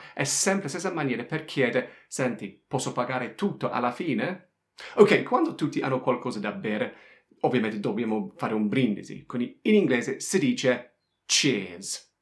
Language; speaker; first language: Italian; non-native, fluent; English